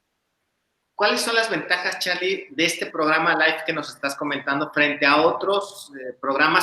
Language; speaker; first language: Spanish; native; Spanish